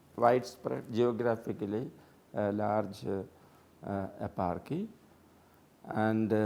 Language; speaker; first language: English; non-native, local second language; Malayalam